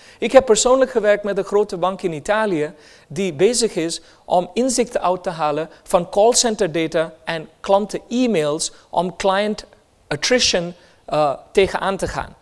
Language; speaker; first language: Dutch; non-native, fluent; Hindi